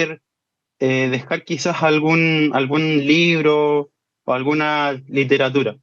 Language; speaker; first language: Spanish; native; Spanish